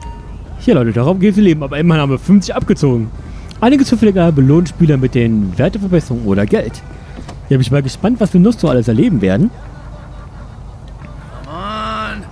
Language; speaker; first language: German; native; German